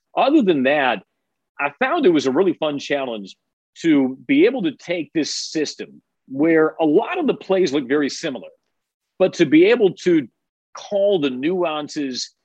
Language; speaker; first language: English; native; English